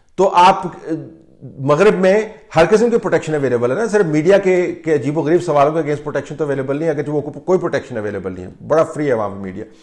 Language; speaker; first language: Urdu; native; Urdu